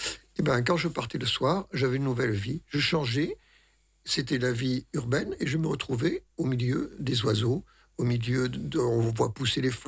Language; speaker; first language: French; native; French